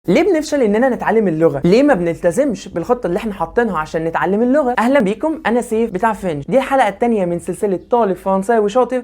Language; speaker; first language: Arabic; native; Arabic